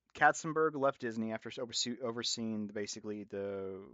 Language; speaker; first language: English; native; English